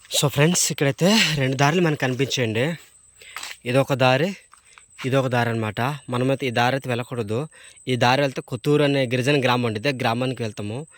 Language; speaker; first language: Telugu; native; Telugu